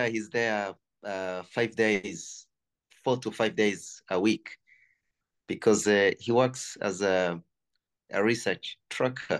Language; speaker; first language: English; non-native, local second language; Kinyarwanda